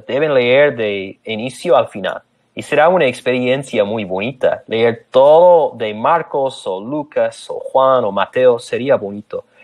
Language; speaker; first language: Spanish; non-native, fluent; English